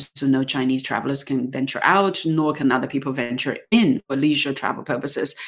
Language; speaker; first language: English; non-native, fluent; Chinese